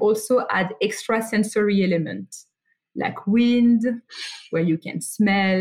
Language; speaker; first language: English; non-native, fluent; French